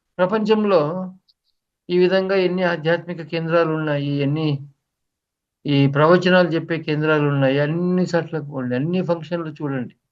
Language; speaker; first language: Telugu; native; Telugu